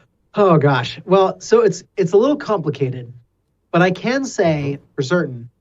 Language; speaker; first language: English; native; English